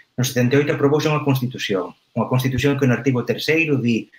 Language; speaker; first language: Galician; native; Galician